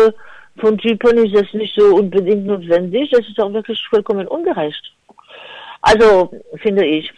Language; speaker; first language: German; non-native, fluent; French